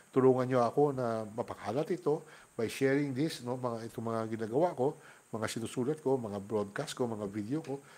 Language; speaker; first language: Filipino; non-native, local second language; Hiligaynon